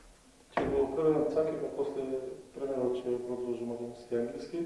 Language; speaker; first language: Macedonian; non-native, local second language; Albanian